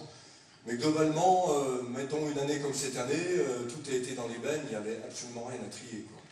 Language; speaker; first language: French; native; French